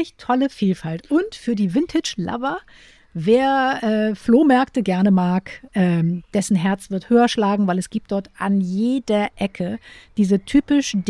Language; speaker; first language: German; native; German